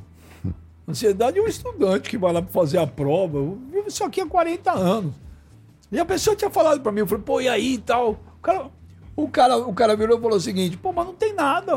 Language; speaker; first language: Portuguese; native; Portuguese